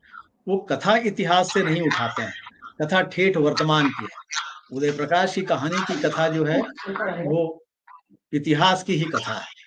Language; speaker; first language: Hindi; native; Hindi